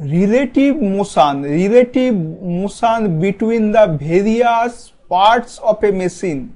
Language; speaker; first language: English; non-native, local second language; Bangla